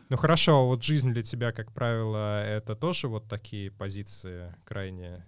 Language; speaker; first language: Russian; native; Russian